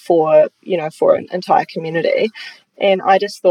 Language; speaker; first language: English; native; English